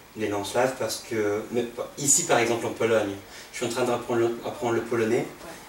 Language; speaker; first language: French; non-native, fluent; English